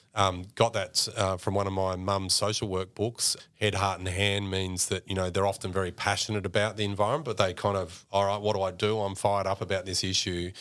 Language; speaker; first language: English; native; English